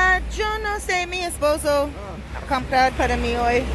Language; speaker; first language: Spanish; non-native, learner; English